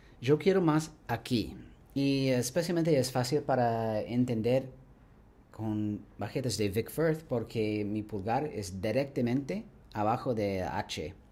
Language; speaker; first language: Spanish; non-native, learner; English